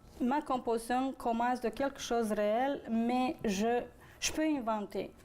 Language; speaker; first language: French; non-native, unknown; Romanian